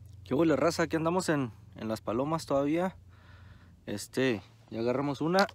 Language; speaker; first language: Spanish; native; Spanish